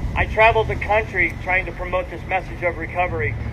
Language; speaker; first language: English; native; English